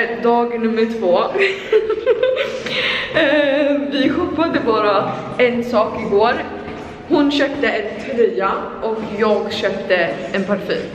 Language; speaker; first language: Swedish; native; Swedish